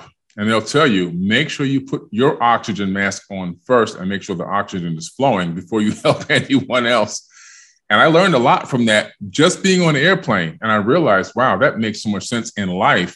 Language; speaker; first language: English; native; English